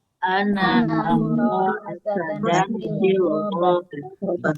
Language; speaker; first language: Arabic; non-native, learner; Indonesian